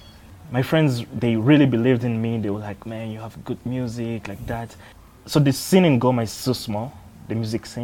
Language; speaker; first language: English; non-native, learner; French